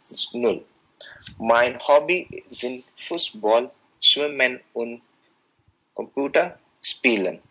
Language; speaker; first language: German; non-native, learner; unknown